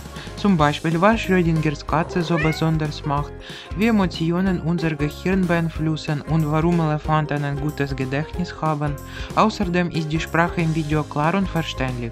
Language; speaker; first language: German; non-native, learner; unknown